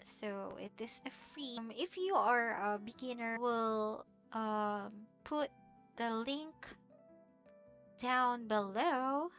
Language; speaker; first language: English; non-native, local second language; Filipino